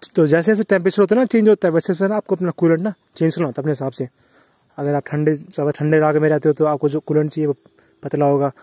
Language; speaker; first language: Hindi; native; Hindi